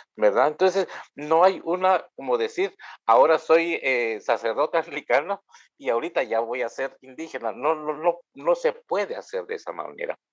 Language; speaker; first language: Spanish; non-native, local second language; Kʼicheʼ